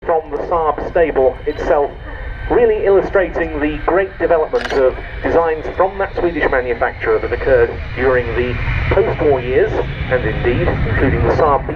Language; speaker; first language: English; native; English